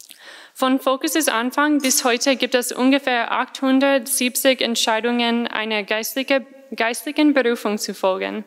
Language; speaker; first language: German; non-native, fluent; English